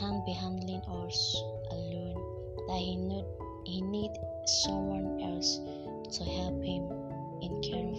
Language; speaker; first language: English; non-native, local second language; Igbo